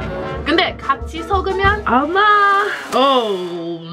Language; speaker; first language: Korean; non-native, learner; English